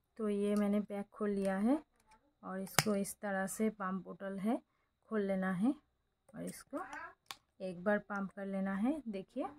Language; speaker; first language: Hindi; non-native, local second language; Bangla